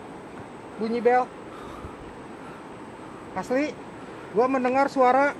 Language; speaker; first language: Indonesian; native; Indonesian